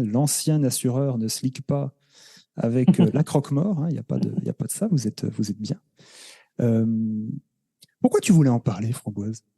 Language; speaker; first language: French; native; French